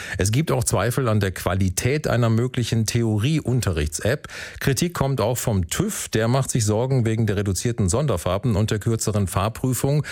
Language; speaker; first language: German; native; German